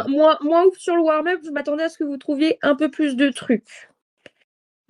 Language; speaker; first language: French; native; French